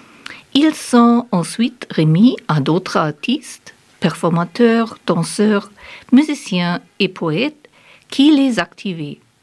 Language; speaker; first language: French; non-native, learner; German